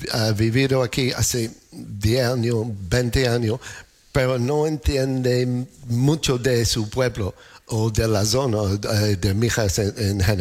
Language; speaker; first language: Spanish; non-native, learner; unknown